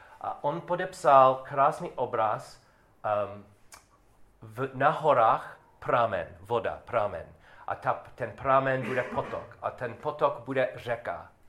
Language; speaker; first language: Czech; non-native, learner; English